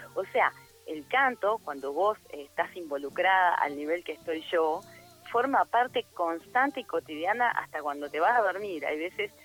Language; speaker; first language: Spanish; native; Spanish